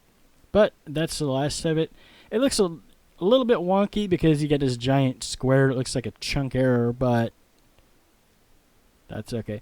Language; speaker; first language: English; native; English